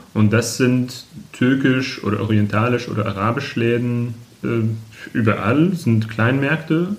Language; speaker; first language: German; non-native, fluent; Arabic